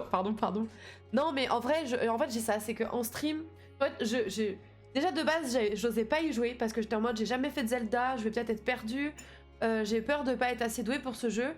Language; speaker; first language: French; native; French